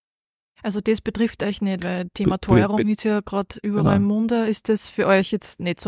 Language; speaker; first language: German; native; German